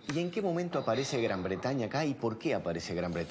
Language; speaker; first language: Spanish; native; Spanish